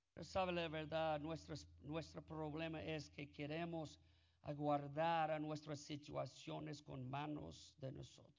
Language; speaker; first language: Spanish; non-native, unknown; English